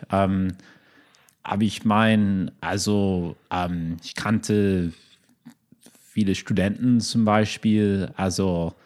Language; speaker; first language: German; non-native, fluent; English